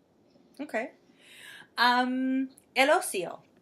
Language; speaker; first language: Spanish; non-native, fluent; English